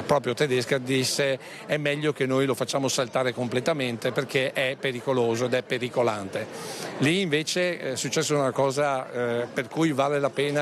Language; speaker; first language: Italian; native; Italian